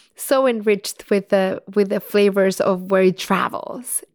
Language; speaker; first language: English; non-native, fluent; Spanish